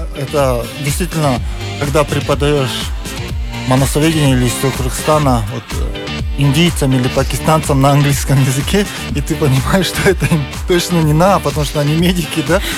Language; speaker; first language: Russian; non-native, local second language; Kyrgyz